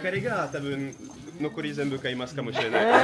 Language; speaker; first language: Japanese; non-native, fluent; French